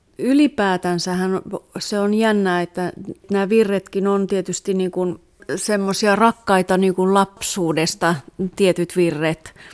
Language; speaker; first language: Finnish; non-native, local second language; Swedish